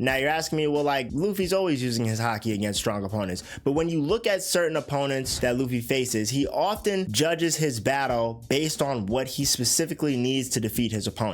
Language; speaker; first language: English; native; English